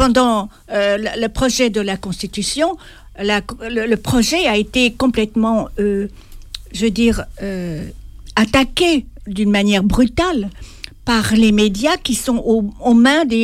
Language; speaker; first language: French; non-native, fluent; Spanish